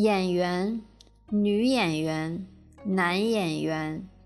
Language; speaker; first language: Chinese; non-native, fluent; Russian